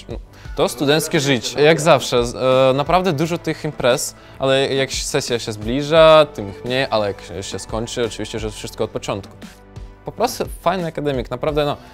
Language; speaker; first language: Polish; non-native, learner; Ukrainian